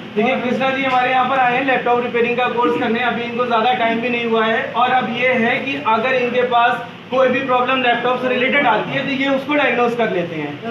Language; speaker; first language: Hindi; native; Hindi